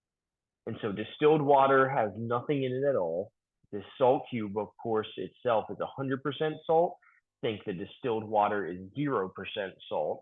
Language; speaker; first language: English; native; English